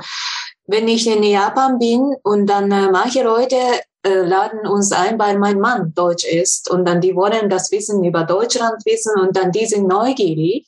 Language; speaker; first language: German; non-native, fluent; Japanese